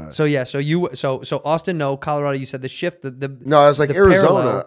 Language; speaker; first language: English; native; English